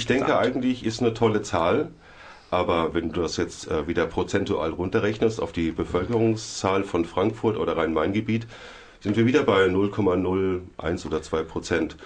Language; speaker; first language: German; native; German